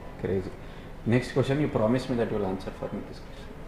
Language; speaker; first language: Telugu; native; Telugu